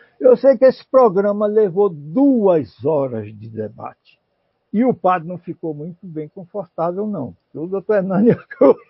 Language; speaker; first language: Portuguese; native; Portuguese